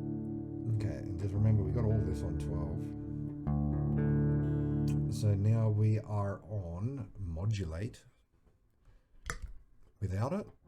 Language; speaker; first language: English; native; English